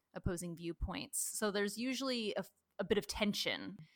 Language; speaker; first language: English; native; English